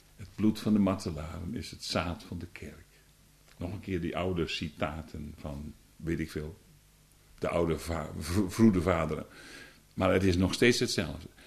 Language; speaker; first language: Dutch; native; Dutch